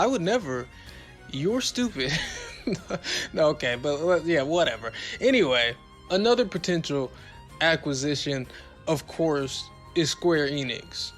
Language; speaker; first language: English; native; English